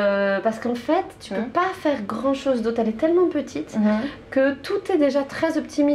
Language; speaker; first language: French; native; French